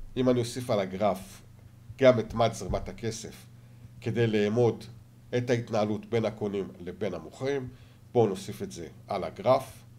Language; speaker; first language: Hebrew; native; Hebrew